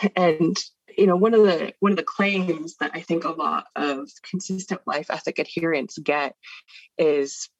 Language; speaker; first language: English; native; English